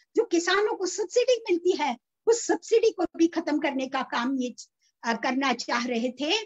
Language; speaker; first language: Hindi; native; Hindi